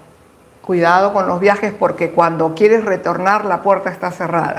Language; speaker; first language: Spanish; native; Spanish